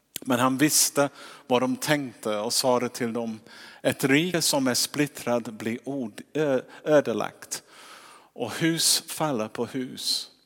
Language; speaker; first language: Swedish; non-native, fluent; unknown